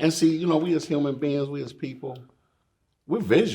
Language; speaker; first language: English; native; English